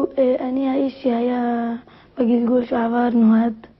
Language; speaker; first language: Hebrew; non-native, local second language; Arabic